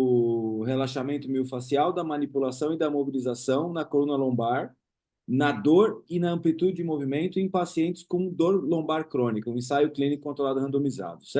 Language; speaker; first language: Portuguese; native; Portuguese